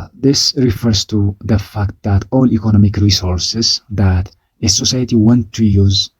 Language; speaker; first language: English; non-native, local second language; Amharic